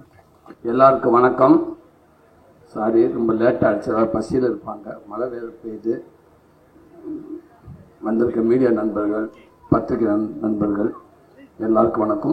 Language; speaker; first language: Tamil; native; Tamil